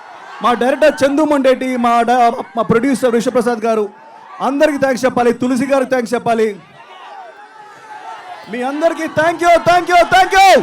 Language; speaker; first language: Telugu; native; Telugu